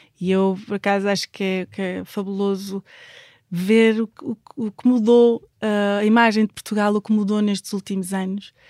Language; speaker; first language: Portuguese; native; Portuguese